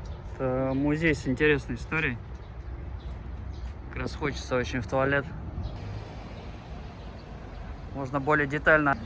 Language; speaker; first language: Russian; native; Russian